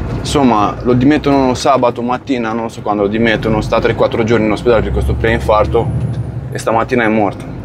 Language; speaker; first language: Italian; non-native, fluent; Romanian